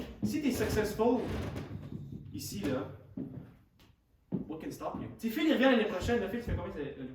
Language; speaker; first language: French; native; French